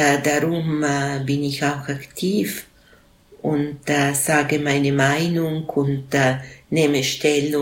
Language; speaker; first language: German; non-native, local second language; Italian